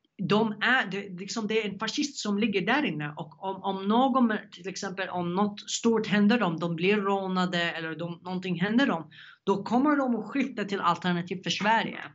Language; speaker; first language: Swedish; non-native, fluent; Arabic